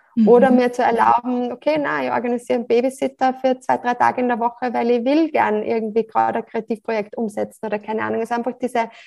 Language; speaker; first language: German; native; German